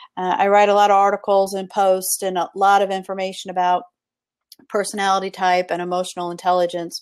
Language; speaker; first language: English; native; English